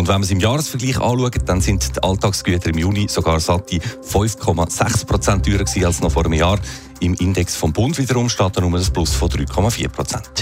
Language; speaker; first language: German; native; German